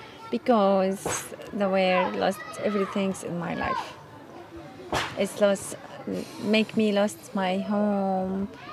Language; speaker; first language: English; non-native, learner; Arabic